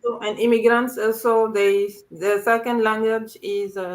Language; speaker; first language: English; non-native, learner; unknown